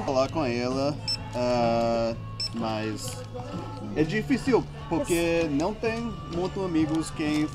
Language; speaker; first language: Portuguese; early bilingual, heritage; Portuguese